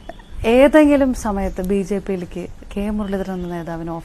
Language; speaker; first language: Malayalam; native; Malayalam